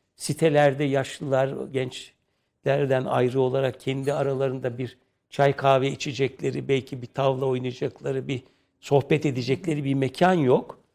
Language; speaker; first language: Turkish; native; Turkish